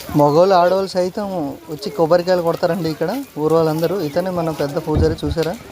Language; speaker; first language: Telugu; non-native, local second language; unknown